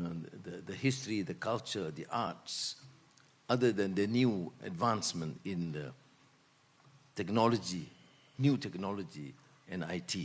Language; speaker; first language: English; non-native, local second language; Malay